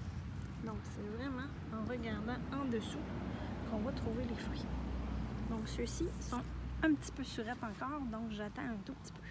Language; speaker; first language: French; native; French